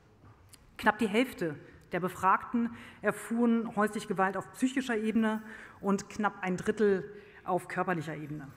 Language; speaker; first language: German; native; German